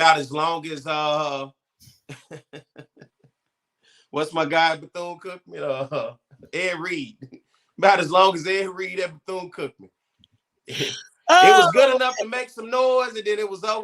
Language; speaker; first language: English; native; English